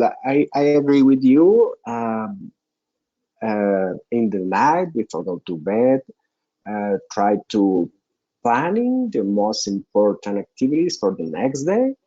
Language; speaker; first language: English; non-native, local second language; Spanish